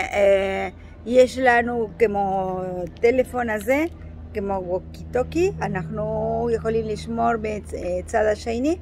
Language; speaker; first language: Hebrew; non-native, learner; Spanish